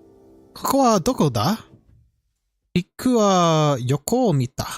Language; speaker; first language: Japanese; non-native, learner; English